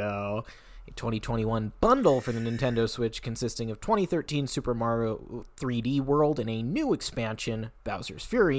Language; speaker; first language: English; native; English